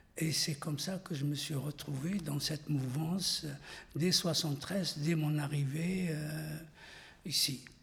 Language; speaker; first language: French; non-native, local second language; Arabic